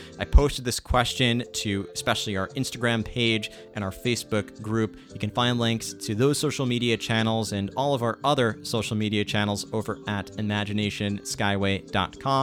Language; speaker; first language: English; native; English